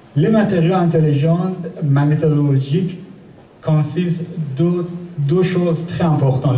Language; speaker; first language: French; non-native, learner; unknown